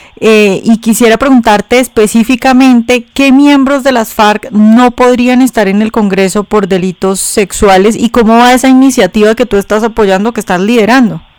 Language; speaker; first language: Spanish; native; Spanish